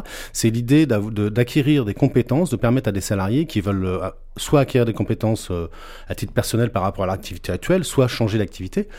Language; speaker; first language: French; native; French